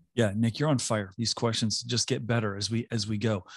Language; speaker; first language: English; native; English